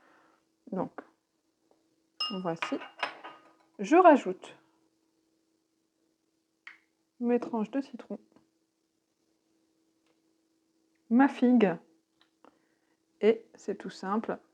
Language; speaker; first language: French; native; French